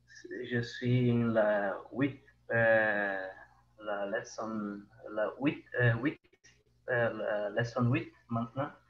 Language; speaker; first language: French; non-native, learner; Portuguese